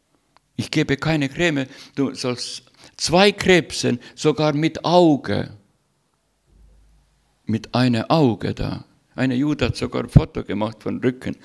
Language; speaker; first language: German; non-native, learner; Russian